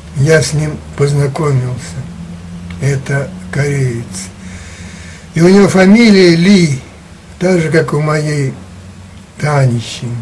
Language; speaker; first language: Russian; native; Russian